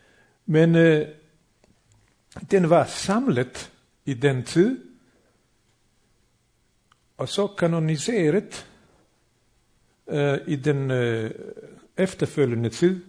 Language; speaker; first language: Danish; non-native, fluent; Bosnian